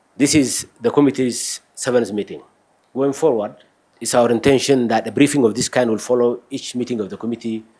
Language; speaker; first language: English; non-native, local second language; Amharic